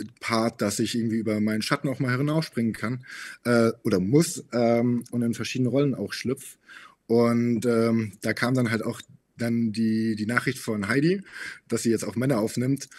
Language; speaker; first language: German; native; German